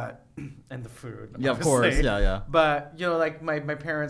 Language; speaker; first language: English; non-native, local second language; Filipino